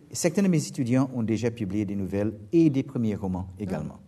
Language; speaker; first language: French; non-native, fluent; English